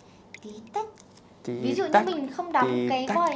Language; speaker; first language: Vietnamese; native; Vietnamese